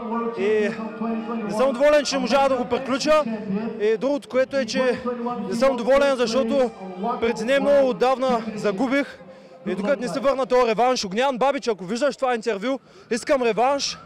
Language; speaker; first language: Bulgarian; native; Bulgarian